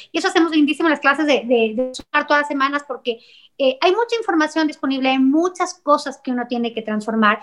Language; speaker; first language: Spanish; native; Spanish